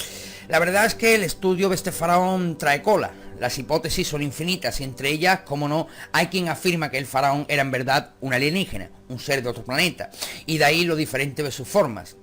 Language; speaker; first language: Spanish; native; Spanish